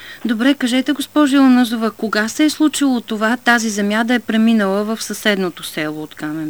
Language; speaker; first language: Bulgarian; native; Bulgarian